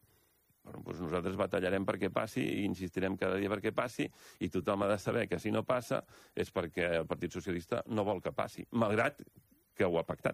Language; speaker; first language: Catalan; native; Catalan